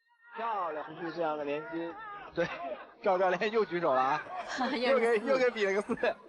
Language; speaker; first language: Chinese; native; Chinese